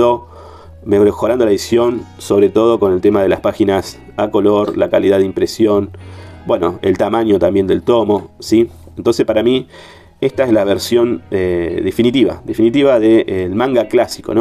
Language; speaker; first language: Spanish; native; Spanish